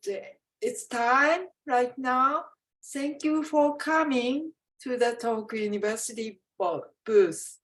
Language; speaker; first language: English; non-native, fluent; Japanese